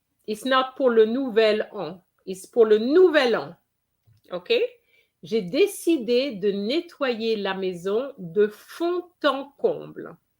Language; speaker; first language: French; non-native, fluent; English